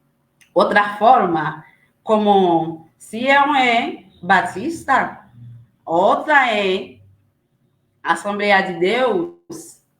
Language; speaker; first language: Portuguese; non-native, learner; Haitian Creole